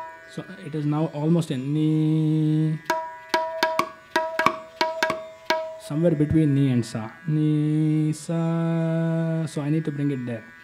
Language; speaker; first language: English; non-native, local second language; Kannada